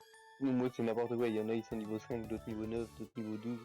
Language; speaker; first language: French; native; French